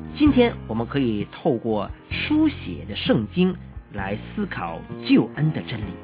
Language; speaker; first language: Chinese; native; Chinese